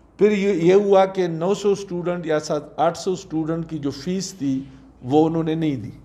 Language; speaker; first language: Urdu; non-native, local second language; Pashto